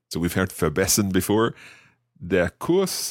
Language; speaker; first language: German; non-native, learner; English